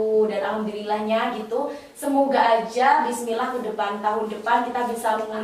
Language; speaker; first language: Indonesian; native; Indonesian